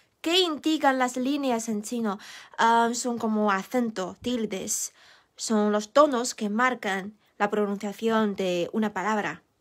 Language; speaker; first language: Spanish; non-native, fluent; Chinese